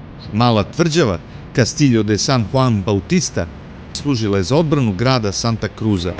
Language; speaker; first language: Serbian; native; Serbian